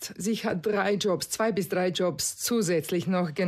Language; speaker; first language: German; non-native, fluent; Croatian